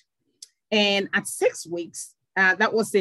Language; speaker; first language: English; non-native, local second language; Igbo